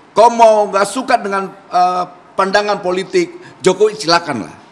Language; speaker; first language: Indonesian; native; Indonesian